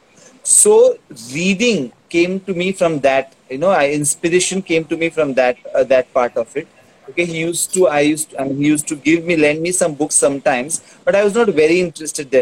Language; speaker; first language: English; non-native, local second language; Tulu